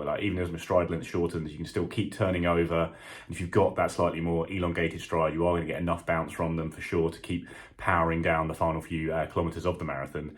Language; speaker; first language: English; native; English